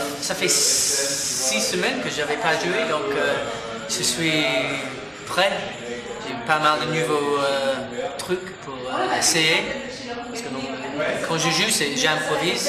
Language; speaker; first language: French; non-native, fluent; English